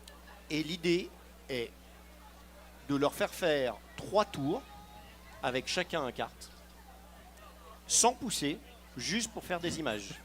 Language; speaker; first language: French; native; French